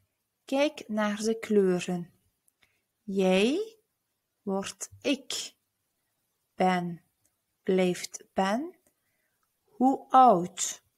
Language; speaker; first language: Dutch; early bilingual, other home language; Turkish